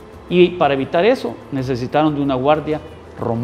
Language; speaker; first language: Spanish; native; Spanish